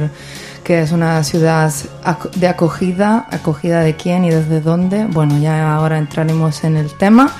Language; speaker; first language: Spanish; native; Spanish